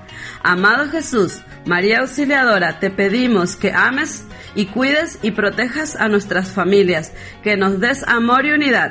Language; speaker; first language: Spanish; native; Spanish